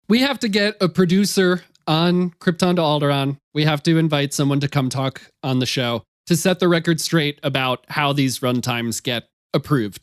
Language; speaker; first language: English; native; English